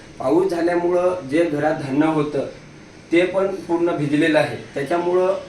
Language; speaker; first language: Marathi; native; Marathi